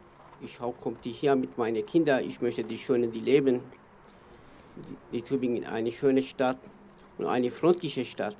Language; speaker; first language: German; non-native, learner; Kurdish